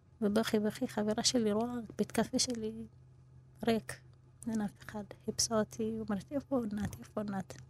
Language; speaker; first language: Hebrew; non-native, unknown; Amharic